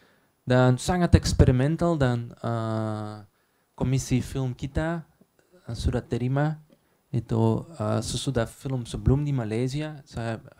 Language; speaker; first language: Indonesian; non-native, learner; Dutch